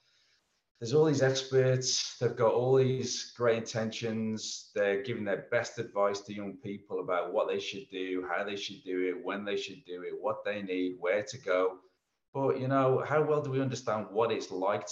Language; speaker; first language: English; native; English